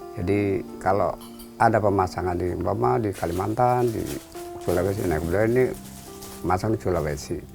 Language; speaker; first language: Indonesian; non-native, local second language; Javanese